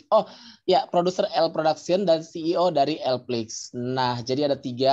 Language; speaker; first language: Indonesian; native; Indonesian